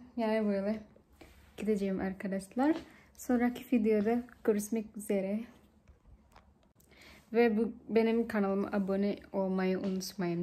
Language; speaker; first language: Turkish; non-native, learner; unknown